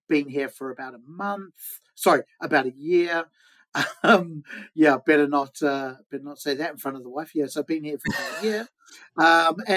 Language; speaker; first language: English; native; English